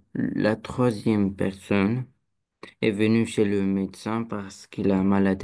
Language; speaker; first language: French; non-native, learner; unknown